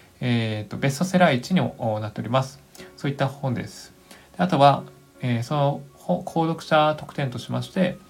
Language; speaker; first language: Japanese; native; Japanese